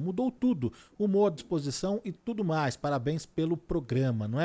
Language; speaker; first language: Portuguese; native; Portuguese